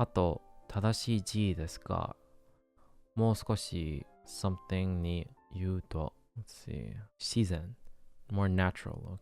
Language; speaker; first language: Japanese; non-native, learner; English